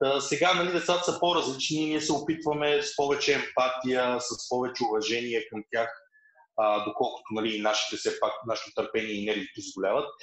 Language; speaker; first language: Bulgarian; early bilingual, other home language; Russian